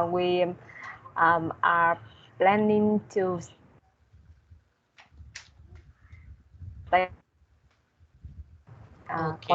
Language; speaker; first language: English; non-native, learner; Vietnamese